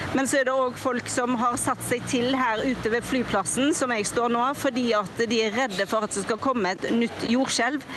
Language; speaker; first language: Norwegian; native; Norwegian